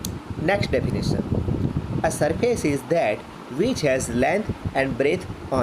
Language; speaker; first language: English; non-native, local second language; Gujarati